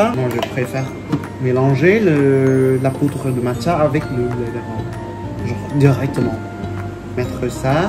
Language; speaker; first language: French; non-native, learner; Vietnamese